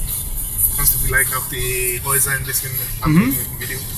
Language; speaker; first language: German; non-native, learner; Greek